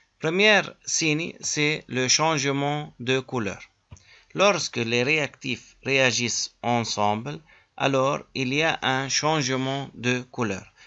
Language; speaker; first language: French; native; French